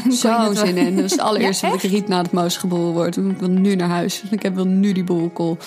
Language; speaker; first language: Dutch; native; Dutch